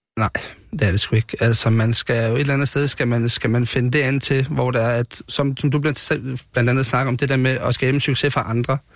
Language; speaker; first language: Danish; native; Danish